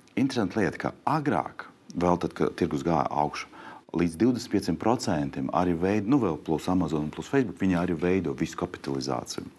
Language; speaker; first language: Latvian; non-native, local second language; Russian